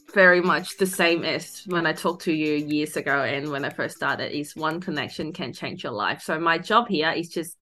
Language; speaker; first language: English; non-native, local second language; Cantonese